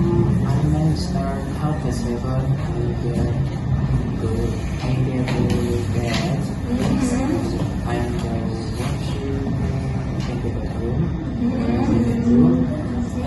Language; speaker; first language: English; non-native, learner; Indonesian